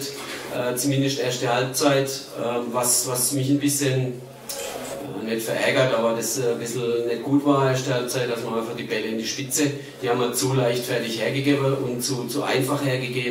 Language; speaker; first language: German; native; German